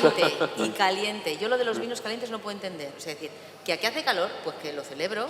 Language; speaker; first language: Spanish; native; Spanish